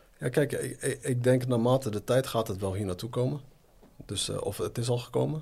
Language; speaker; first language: Dutch; native; Dutch